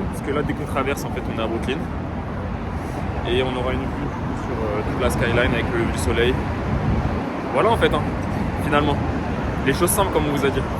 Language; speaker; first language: French; native; French